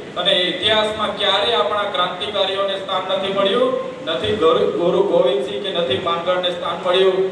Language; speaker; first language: Gujarati; non-native, local second language; Bhili